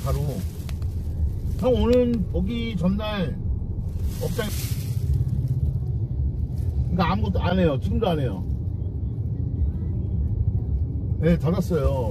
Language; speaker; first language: Korean; non-native, learner; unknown